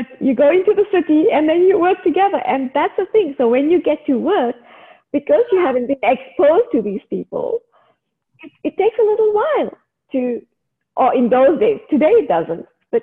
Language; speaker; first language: English; native; English